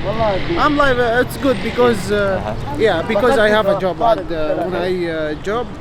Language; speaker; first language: English; non-native, learner; Arabic